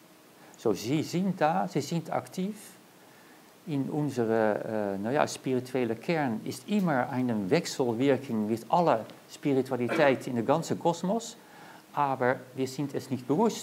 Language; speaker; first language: German; non-native, learner; Dutch